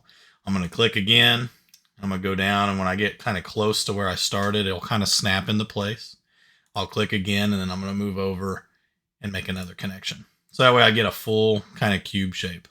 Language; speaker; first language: English; native; English